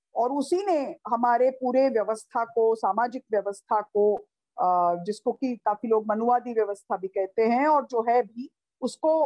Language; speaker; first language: Hindi; native; Hindi